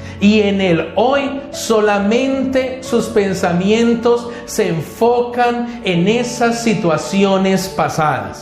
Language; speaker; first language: Spanish; native; Spanish